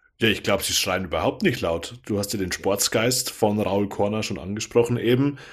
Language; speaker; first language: German; native; German